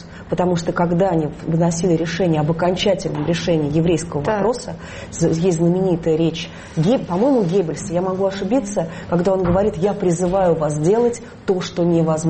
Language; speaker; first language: Russian; native; Russian